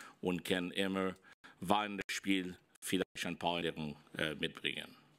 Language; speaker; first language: German; non-native, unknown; French